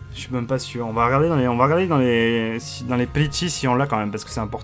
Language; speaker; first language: French; native; French